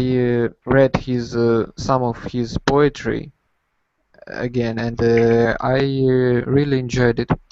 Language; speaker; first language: English; non-native, learner; Russian